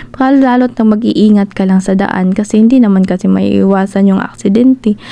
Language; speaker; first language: Filipino; non-native, local second language; Cebuano